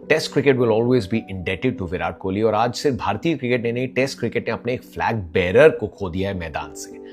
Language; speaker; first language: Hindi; native; Hindi